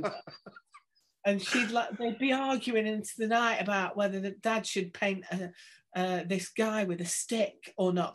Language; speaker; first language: English; native; English